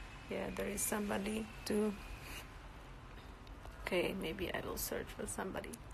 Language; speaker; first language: English; non-native, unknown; Slovak